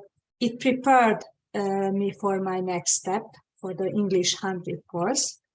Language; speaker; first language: English; non-native, fluent; Hungarian